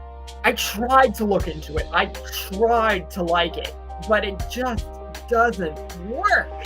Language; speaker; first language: English; native; English